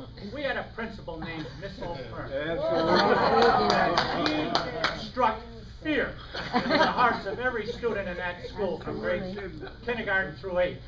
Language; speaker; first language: English; native; English